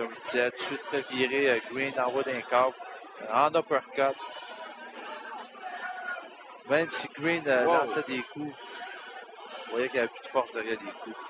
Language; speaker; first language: French; native; French